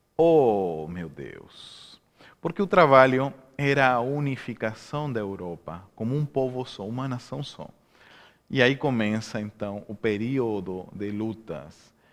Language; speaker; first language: Portuguese; non-native, fluent; Spanish